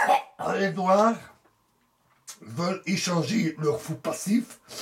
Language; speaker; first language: French; native; French